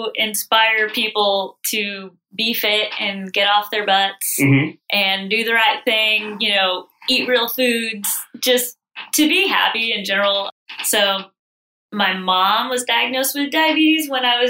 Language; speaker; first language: English; native; English